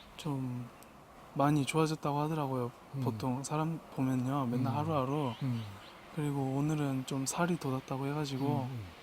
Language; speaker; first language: Korean; native; Korean